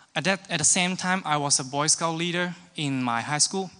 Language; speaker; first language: English; non-native, local second language; Cantonese